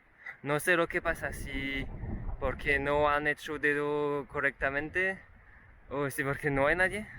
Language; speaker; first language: Spanish; non-native, learner; French